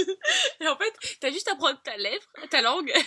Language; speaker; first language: French; native; French